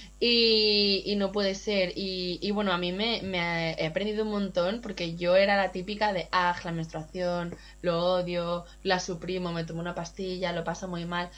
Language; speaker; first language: Spanish; native; Spanish